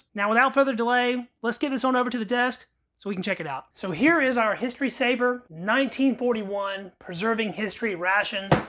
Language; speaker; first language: English; native; English